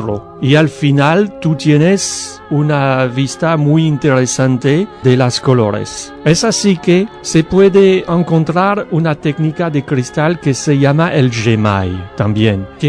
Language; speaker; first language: Spanish; non-native, learner; French